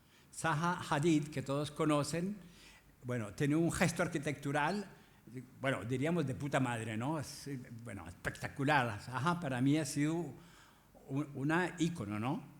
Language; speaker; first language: Spanish; non-native, fluent; French